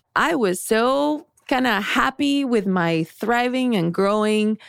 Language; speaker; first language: English; early bilingual, other home language; Spanish